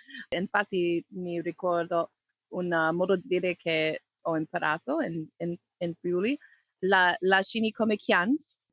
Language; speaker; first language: Italian; non-native, learner; English